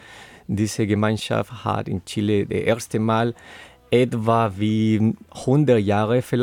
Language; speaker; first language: German; non-native, learner; Spanish